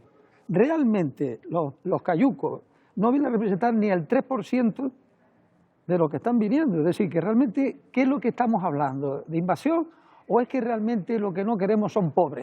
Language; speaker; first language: Spanish; native; Spanish